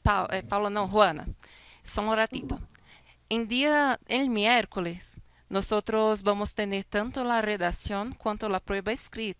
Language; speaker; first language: Spanish; non-native, fluent; Portuguese